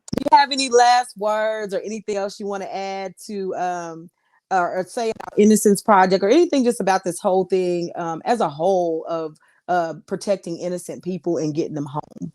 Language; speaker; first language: English; native; English